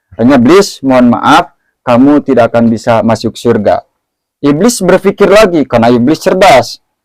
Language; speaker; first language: Indonesian; non-native, local second language; Sundanese